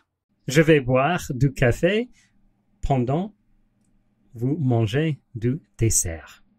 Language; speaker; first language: French; non-native, learner; English